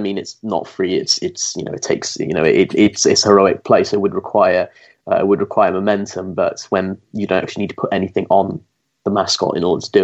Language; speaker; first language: English; native; English